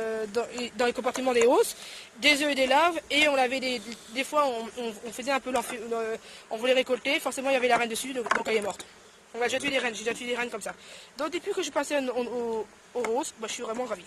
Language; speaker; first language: French; native; French